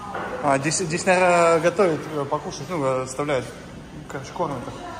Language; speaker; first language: Russian; native; Russian